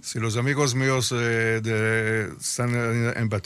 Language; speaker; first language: Spanish; early bilingual, heritage; Spanish